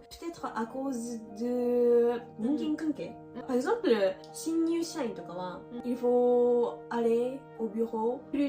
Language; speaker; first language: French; non-native, learner; Japanese